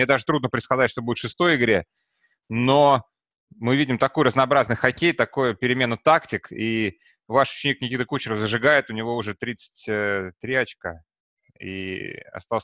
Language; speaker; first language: Russian; native; Russian